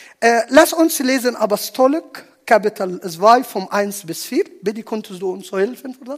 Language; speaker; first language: German; non-native, learner; Arabic